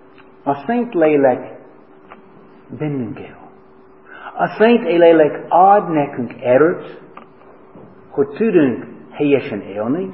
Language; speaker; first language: Hungarian; non-native, fluent; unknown